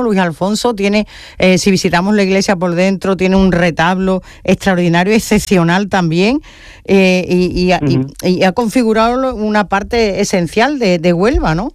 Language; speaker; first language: Spanish; native; Spanish